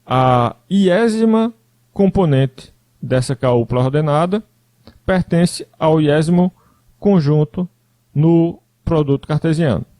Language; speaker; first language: Portuguese; native; Portuguese